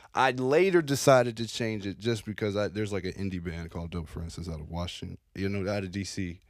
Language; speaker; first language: English; native; English